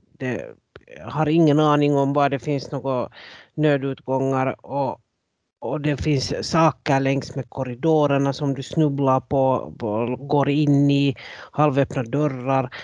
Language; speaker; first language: Swedish; native; Swedish